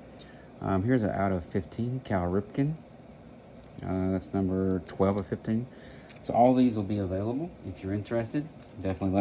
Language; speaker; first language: English; native; English